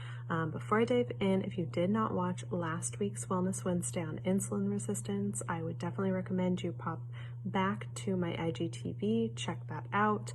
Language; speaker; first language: English; native; English